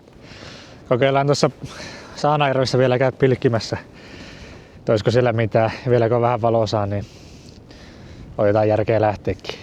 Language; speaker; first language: Finnish; native; Finnish